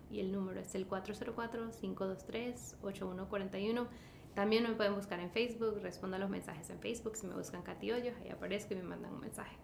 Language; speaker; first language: Spanish; early bilingual, heritage; Spanish